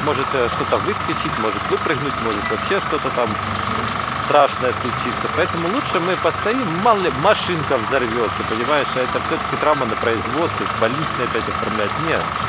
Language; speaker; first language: Russian; native; Russian